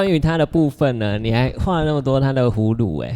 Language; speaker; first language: Chinese; native; Chinese